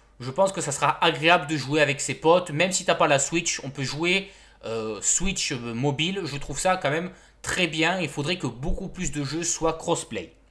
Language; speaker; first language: French; native; French